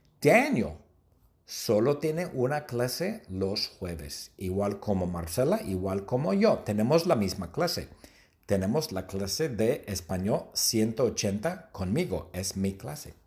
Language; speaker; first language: Spanish; non-native, fluent; English